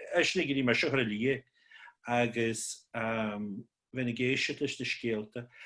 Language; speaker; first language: Irish; native; Irish